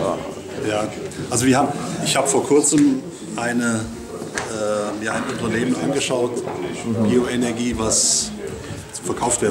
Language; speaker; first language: German; native; German